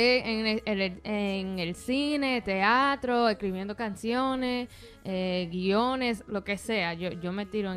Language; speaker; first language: Spanish; early bilingual, heritage; Spanish